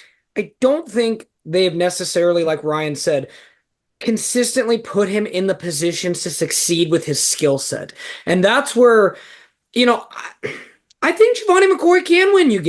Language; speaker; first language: English; native; English